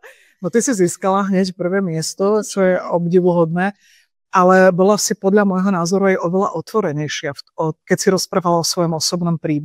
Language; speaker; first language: Slovak; native; Slovak